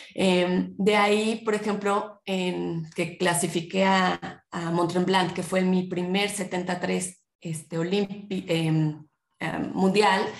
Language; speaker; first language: Spanish; native; Spanish